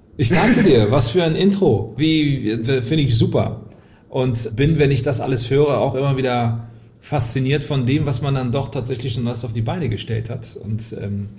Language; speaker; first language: German; early bilingual, heritage; Polish